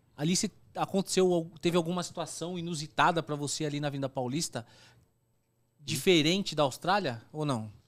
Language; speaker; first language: Portuguese; native; Portuguese